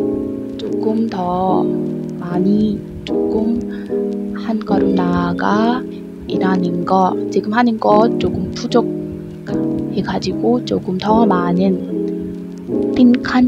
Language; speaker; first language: Korean; non-native, learner; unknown